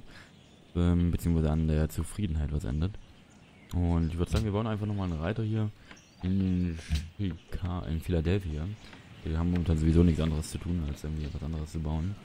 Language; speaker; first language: German; native; German